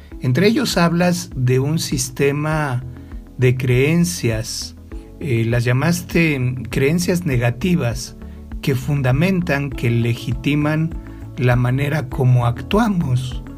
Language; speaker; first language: Spanish; native; Spanish